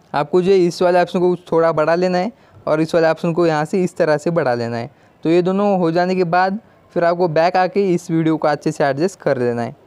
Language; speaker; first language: Hindi; non-native, local second language; Marathi